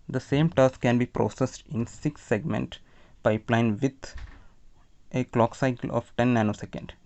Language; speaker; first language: English; non-native, local second language; Malayalam